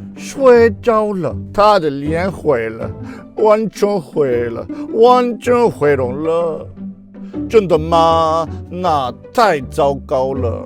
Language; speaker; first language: Chinese; non-native, learner; English